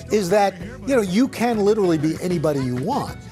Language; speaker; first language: English; native; English